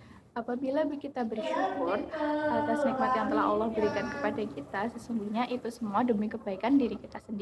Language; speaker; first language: Indonesian; native; Indonesian